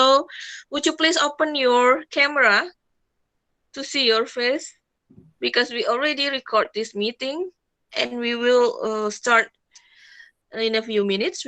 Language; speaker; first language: English; non-native, fluent; Indonesian